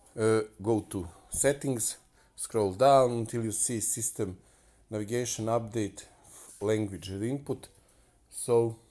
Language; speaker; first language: English; non-native, learner; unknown